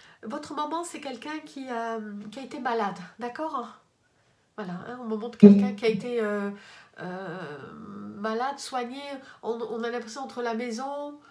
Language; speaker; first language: French; native; French